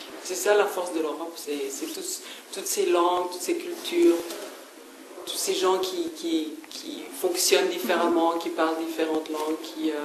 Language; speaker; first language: French; non-native, fluent; English